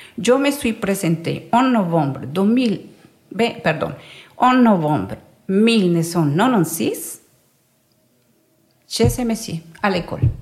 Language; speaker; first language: French; non-native, learner; Spanish